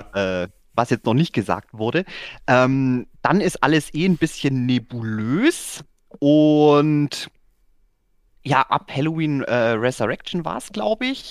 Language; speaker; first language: German; native; German